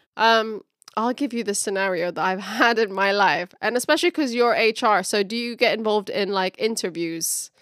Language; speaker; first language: English; early bilingual, other home language; Filipino